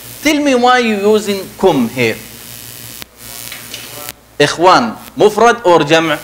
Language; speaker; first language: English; non-native, fluent; Arabic